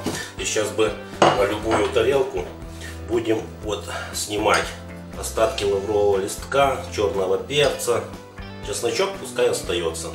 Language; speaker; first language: Russian; non-native, local second language; Ukrainian